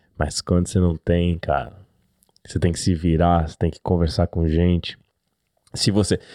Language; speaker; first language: Portuguese; native; Portuguese